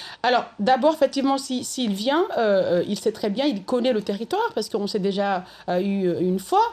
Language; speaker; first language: French; non-native, local second language; Comorian